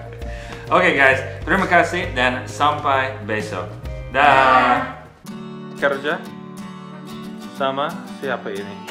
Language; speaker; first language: Indonesian; non-native, fluent; English